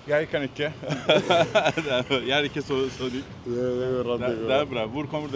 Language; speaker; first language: Norwegian; non-native, learner; Turkish